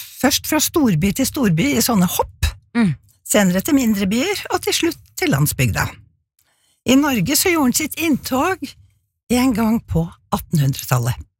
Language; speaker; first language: Norwegian; native; Norwegian